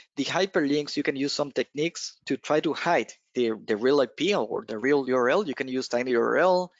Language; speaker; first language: English; non-native, fluent; Spanish